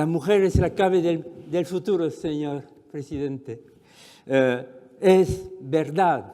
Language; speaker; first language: Spanish; non-native, fluent; French